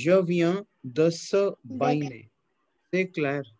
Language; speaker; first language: French; non-native, fluent; Hindi